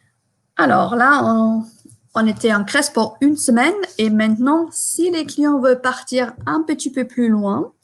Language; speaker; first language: French; non-native, fluent; German